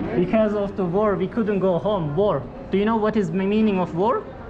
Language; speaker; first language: English; non-native, fluent; Turkish